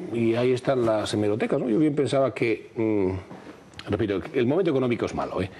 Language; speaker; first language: Spanish; native; Spanish